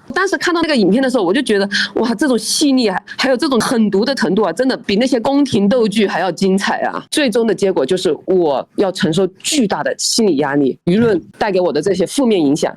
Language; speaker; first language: Chinese; native; Chinese